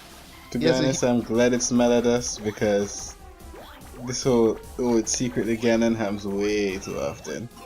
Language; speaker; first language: English; native; English